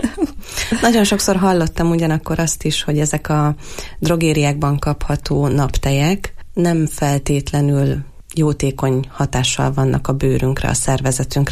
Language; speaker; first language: Hungarian; native; Hungarian